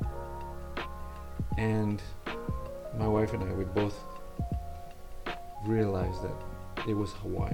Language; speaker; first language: English; early bilingual, other home language; Spanish